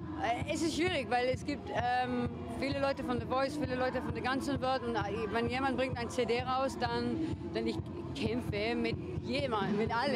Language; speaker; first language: German; non-native, learner; English